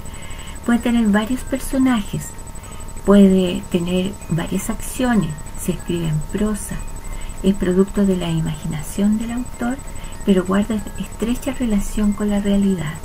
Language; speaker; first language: Spanish; native; Spanish